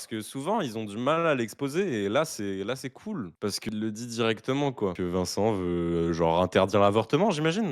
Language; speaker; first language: French; native; French